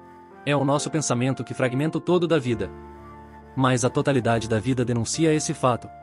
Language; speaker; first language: Portuguese; native; Portuguese